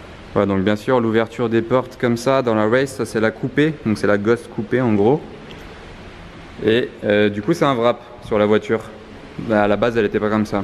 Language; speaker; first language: French; native; French